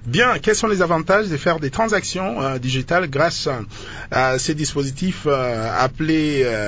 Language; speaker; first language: French; non-native, local second language; Lingala